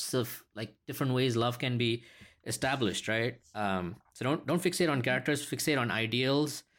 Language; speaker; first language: English; early bilingual, other home language; Hindi